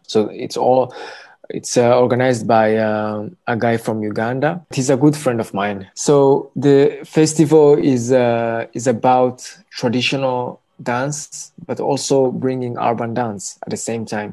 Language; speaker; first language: English; non-native, local second language; Kinyarwanda